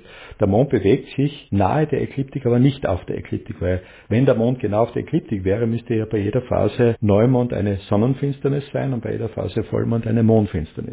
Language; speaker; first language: German; native; German